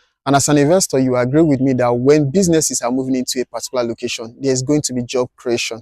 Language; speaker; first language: English; non-native, local second language; Igbo